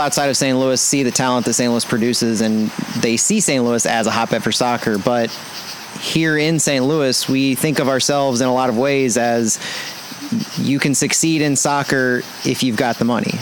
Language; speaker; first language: English; native; English